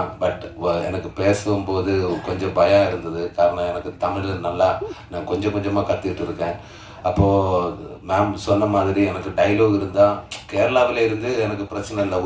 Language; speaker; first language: Tamil; non-native, learner; Malayalam